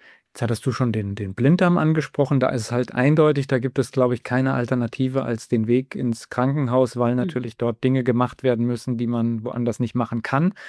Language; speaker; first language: German; native; German